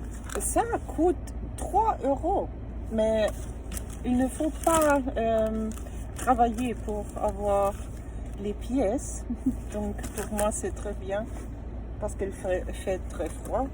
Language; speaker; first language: French; non-native, fluent; German